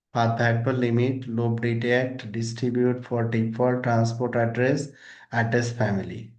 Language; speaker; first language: English; non-native, local second language; Bangla